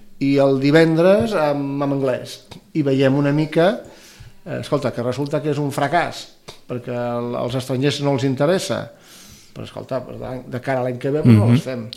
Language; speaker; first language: Catalan; non-native, local second language; Spanish